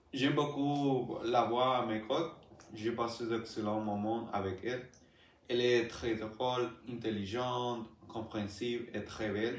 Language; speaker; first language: French; non-native, learner; Spanish